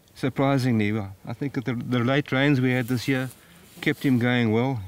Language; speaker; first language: English; native; English